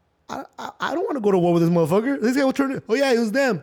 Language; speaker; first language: English; early bilingual, other home language; Spanish